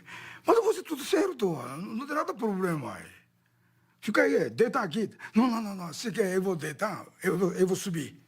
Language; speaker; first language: Portuguese; non-native, learner; Japanese